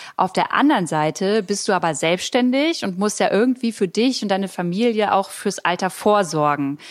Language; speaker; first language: German; native; German